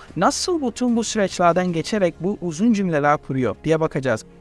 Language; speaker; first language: Turkish; native; Turkish